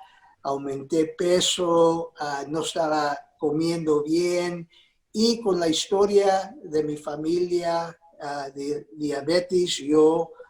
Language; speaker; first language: Spanish; early bilingual, heritage; Spanish